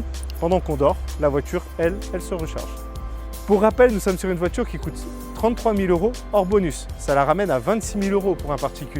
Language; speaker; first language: French; native; French